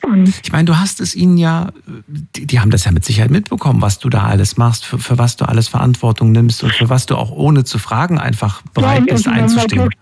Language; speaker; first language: German; native; German